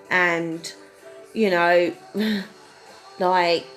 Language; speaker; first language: English; native; English